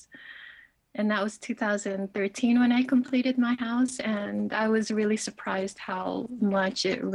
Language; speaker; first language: English; early bilingual, other home language; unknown